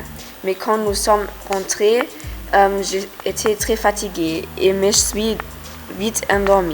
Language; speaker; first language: French; non-native, learner; German